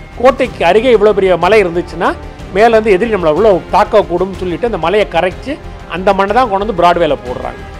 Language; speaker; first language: Tamil; native; Tamil